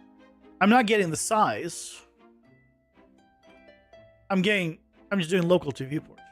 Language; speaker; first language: English; native; English